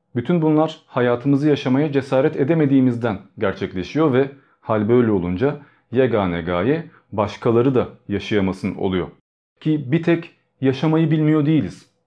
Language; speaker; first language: Turkish; early bilingual, other home language; Albanian